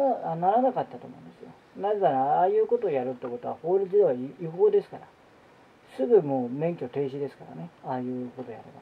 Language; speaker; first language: Japanese; native; Japanese